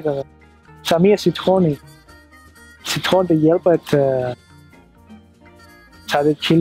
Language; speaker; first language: Danish; non-native, learner; Swahili